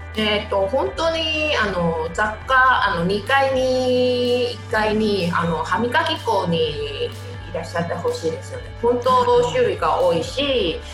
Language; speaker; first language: Japanese; non-native, fluent; Chinese